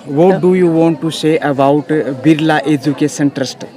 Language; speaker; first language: English; non-native, local second language; Hindi